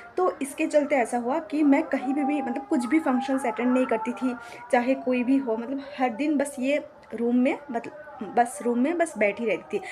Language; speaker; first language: Hindi; non-native, local second language; Bangla